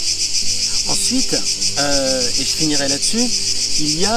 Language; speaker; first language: French; native; French